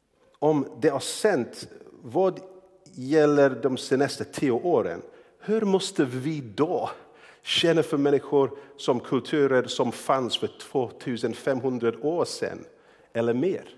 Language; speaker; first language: Swedish; non-native, fluent; English